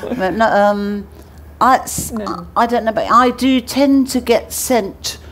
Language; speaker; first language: English; native; English